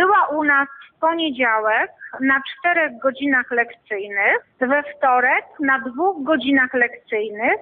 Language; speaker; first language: Polish; native; Polish